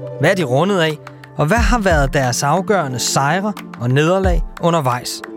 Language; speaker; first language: Danish; native; Danish